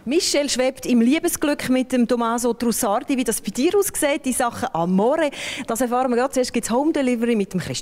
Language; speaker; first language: German; native; German